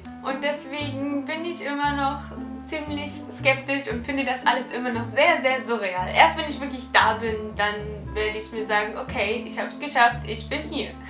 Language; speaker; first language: German; native; German